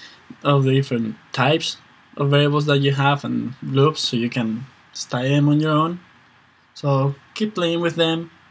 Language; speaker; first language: English; non-native, fluent; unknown